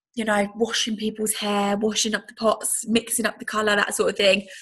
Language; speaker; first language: English; native; English